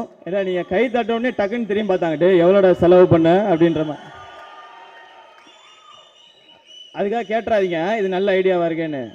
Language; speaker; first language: Tamil; native; Tamil